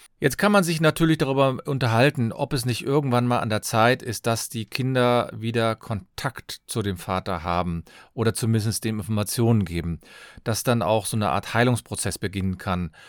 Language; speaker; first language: German; native; German